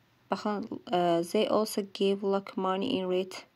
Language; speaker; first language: English; non-native, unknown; Azerbaijani